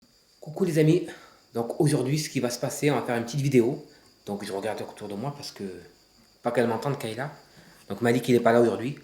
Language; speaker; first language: French; native; French